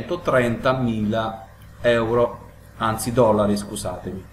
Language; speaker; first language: Italian; native; Italian